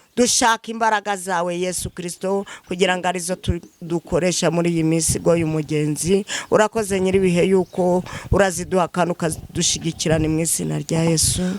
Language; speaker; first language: Kinyarwanda; native; Kinyarwanda